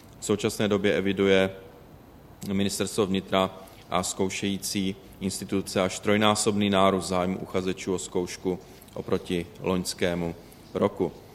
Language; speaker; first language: Czech; native; Czech